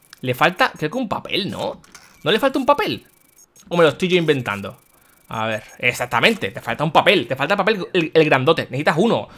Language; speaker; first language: Spanish; native; Spanish